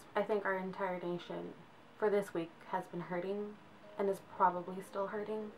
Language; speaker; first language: English; native; English